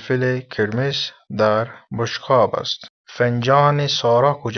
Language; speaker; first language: Persian; non-native, fluent; Urdu